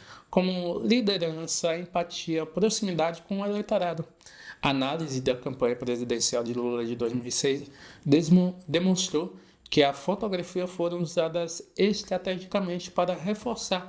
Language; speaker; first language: Portuguese; native; Portuguese